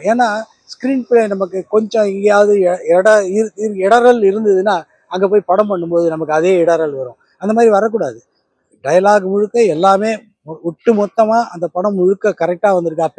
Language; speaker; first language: Tamil; native; Tamil